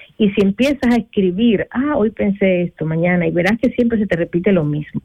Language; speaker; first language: Spanish; native; Spanish